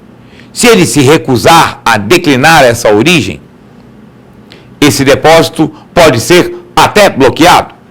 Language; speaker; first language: Portuguese; native; Portuguese